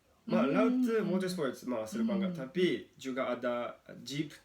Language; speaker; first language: Indonesian; non-native, learner; Japanese